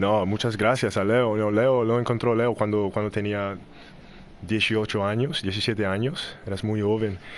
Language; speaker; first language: Spanish; non-native, learner; English